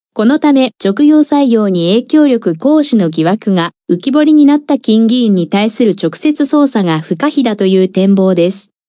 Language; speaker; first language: Japanese; non-native, fluent; Korean